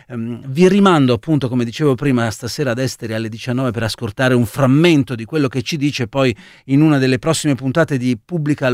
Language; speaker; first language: Italian; native; Italian